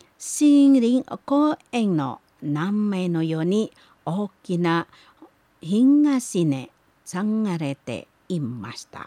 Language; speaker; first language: Japanese; non-native, learner; Indonesian